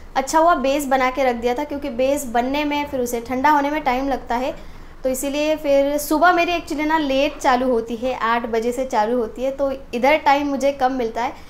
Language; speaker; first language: Hindi; non-native, local second language; Marathi